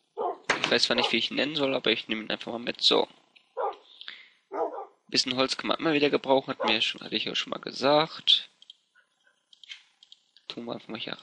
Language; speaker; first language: German; native; German